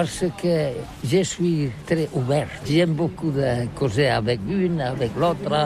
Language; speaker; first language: French; non-native, learner; Catalan